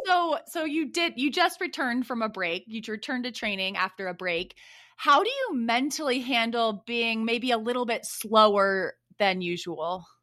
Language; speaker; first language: English; native; English